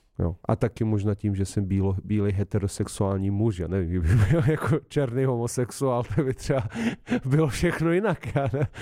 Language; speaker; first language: Czech; non-native, fluent; Serbian